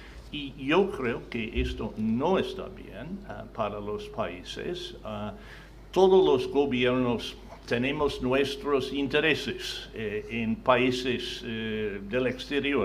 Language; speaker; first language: Spanish; non-native, fluent; English